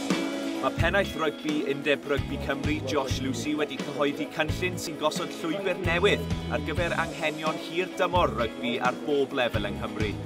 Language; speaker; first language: Welsh; native; Welsh